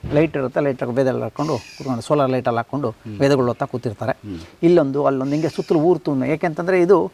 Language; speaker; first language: Kannada; native; Kannada